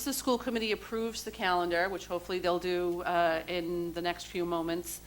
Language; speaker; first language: English; native; English